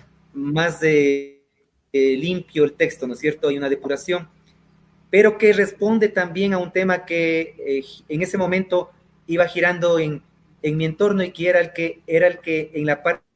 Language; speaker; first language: Spanish; native; Spanish